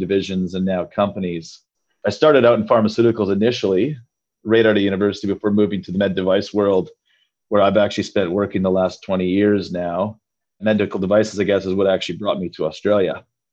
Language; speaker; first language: English; native; English